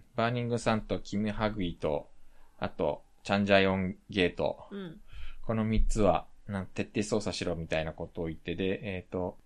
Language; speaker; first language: Japanese; early bilingual, heritage; Korean